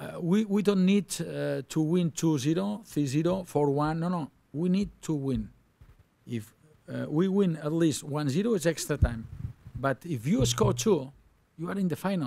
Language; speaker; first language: English; non-native, learner; Catalan